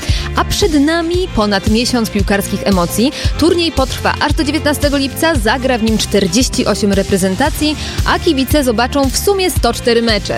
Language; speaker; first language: Polish; native; Polish